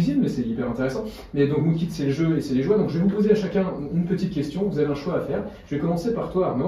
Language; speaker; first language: French; native; French